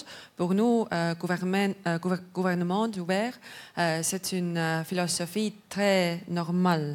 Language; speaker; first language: French; non-native, learner; Estonian